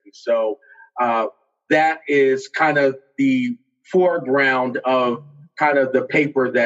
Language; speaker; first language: English; native; English